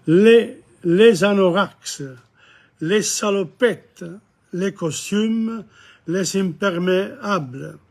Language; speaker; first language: French; non-native, learner; English